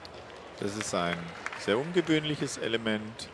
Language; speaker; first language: German; native; German